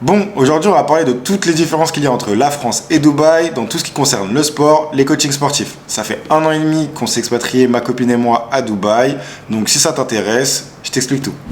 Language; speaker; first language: French; native; French